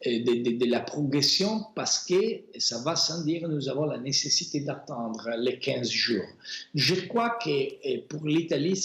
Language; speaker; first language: French; non-native, fluent; Italian